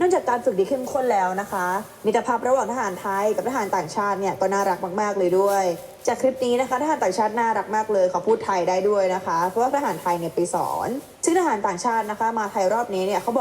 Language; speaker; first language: Thai; native; Thai